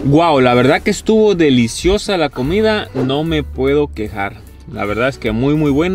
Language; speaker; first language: Spanish; native; Spanish